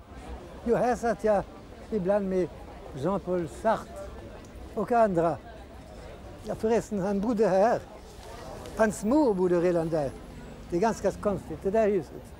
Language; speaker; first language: Swedish; early bilingual, heritage; Swedish